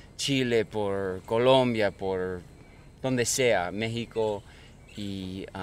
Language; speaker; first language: Spanish; non-native, fluent; English